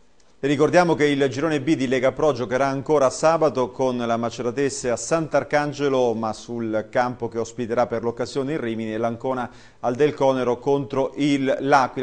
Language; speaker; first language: Italian; native; Italian